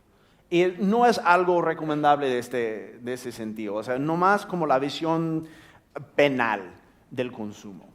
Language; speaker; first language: Spanish; non-native, fluent; English